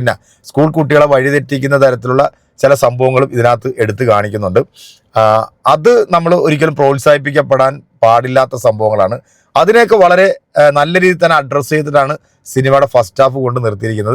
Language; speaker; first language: Malayalam; native; Malayalam